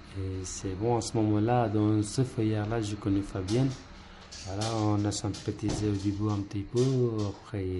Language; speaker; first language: French; non-native, learner; Punjabi